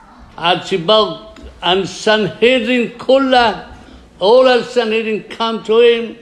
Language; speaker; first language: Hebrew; non-native, fluent; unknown